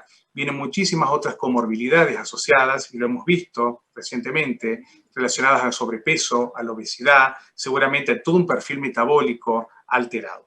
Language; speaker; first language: Spanish; native; Spanish